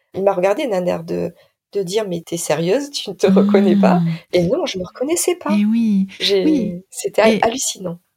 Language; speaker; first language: French; native; French